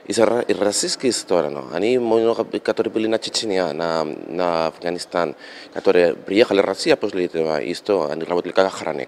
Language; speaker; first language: Russian; non-native, learner; Spanish